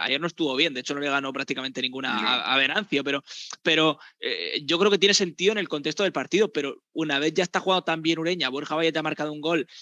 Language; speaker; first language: Spanish; native; Spanish